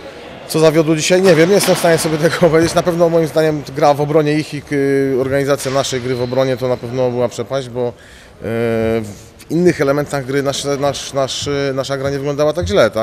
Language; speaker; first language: Polish; native; Polish